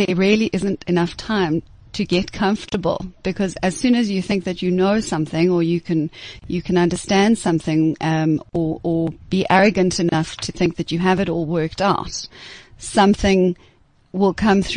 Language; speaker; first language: English; native; English